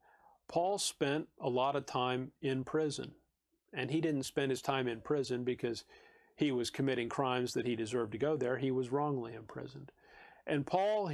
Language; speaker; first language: English; native; English